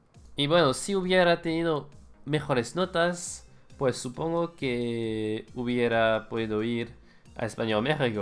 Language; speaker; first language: Spanish; non-native, fluent; French